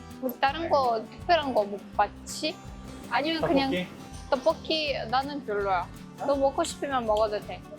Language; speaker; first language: Korean; non-native, fluent; Russian